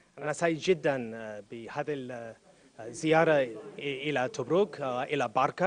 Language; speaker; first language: Arabic; non-native, learner; English